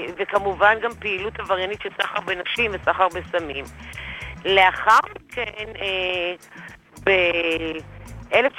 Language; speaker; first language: Hebrew; native; Hebrew